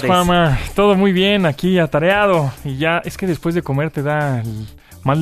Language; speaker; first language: Spanish; native; Spanish